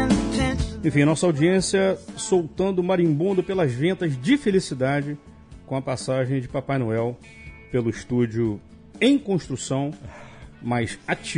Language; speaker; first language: Portuguese; native; Portuguese